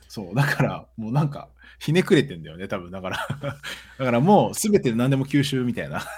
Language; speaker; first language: Japanese; early bilingual, other home language; Portuguese